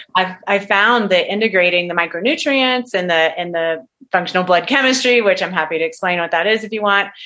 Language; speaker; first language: English; native; English